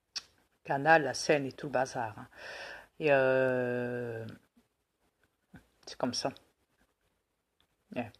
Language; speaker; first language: French; native; French